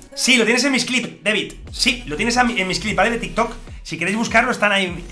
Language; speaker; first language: Spanish; native; Spanish